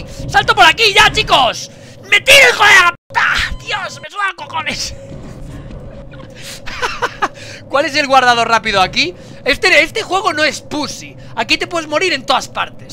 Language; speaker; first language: Spanish; native; Spanish